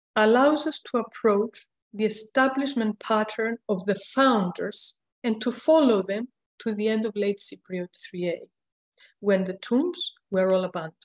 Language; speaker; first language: English; non-native, fluent; Greek